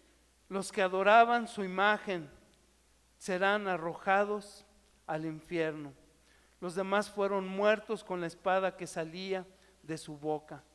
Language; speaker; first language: Spanish; native; Spanish